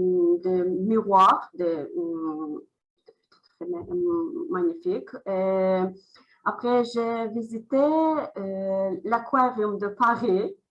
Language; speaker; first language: French; non-native, learner; Azerbaijani